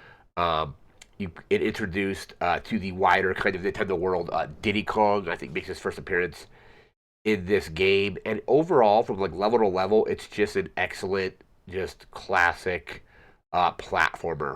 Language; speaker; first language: English; native; English